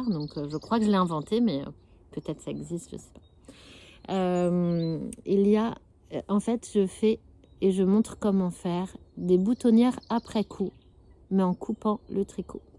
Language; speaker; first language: French; native; French